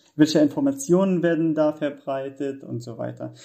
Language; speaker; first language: German; non-native, fluent; Arabic